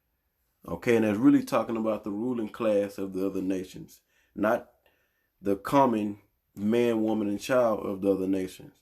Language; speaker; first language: English; native; English